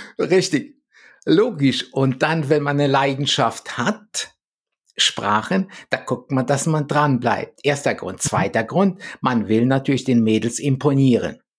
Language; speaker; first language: German; early bilingual, other home language; Polish